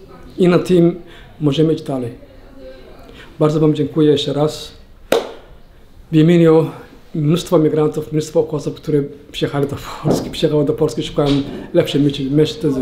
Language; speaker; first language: Polish; non-native, learner; Somali